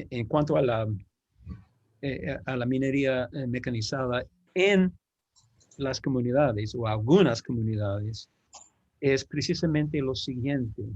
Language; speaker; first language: Spanish; non-native, fluent; English